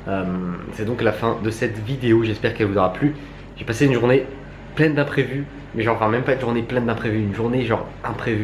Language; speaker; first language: French; native; French